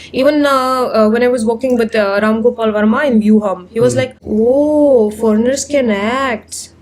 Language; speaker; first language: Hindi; non-native, fluent; Russian